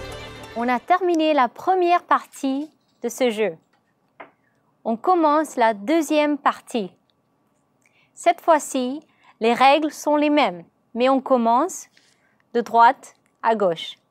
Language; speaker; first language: French; non-native, learner; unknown